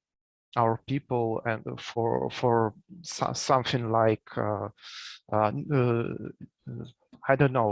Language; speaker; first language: English; non-native, learner; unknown